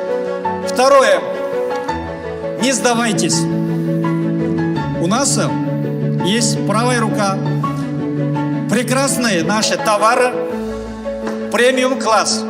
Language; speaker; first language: Russian; non-native, learner; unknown